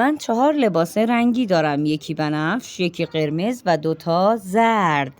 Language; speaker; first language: Persian; non-native, fluent; Urdu